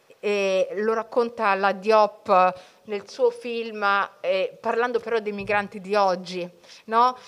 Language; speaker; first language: Italian; early bilingual, other home language; Somali